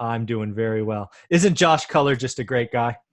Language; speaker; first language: English; native; English